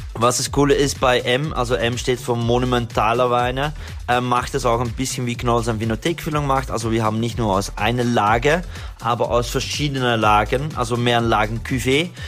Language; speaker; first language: German; non-native, fluent; Dutch